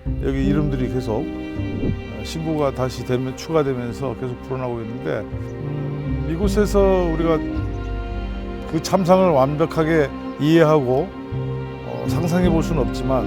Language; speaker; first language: Korean; native; Korean